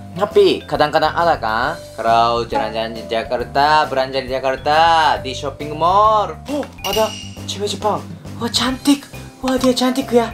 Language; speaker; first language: Indonesian; non-native, learner; Japanese